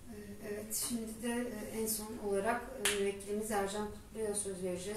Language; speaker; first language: Turkish; native; Turkish